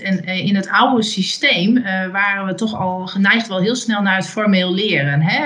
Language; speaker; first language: Dutch; native; Dutch